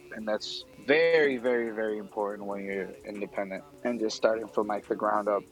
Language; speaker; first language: English; non-native, fluent; Spanish